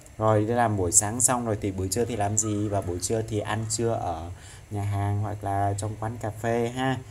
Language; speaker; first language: Vietnamese; non-native, local second language; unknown